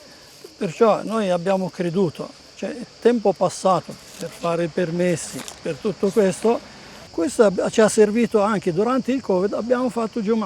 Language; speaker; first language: Italian; non-native, fluent; Arabic